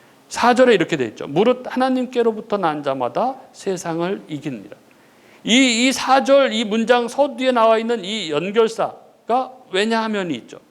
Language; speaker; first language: Korean; native; Korean